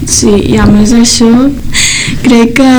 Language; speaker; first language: Catalan; early bilingual, other home language; Chinese